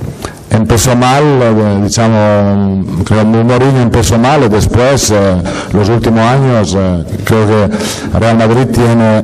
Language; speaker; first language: Spanish; non-native, fluent; Italian